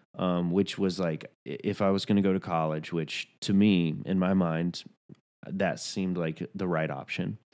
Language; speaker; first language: English; native; English